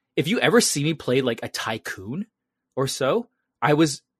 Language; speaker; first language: English; early bilingual, other home language; Vietnamese